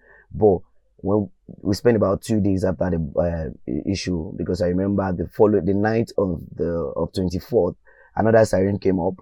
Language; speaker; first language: English; non-native, local second language; Yoruba